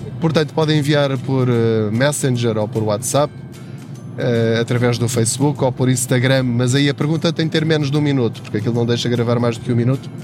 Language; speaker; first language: Portuguese; native; Portuguese